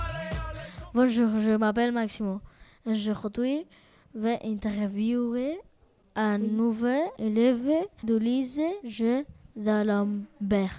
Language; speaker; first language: French; non-native, learner; Spanish